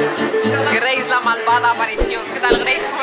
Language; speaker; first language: Spanish; native; Spanish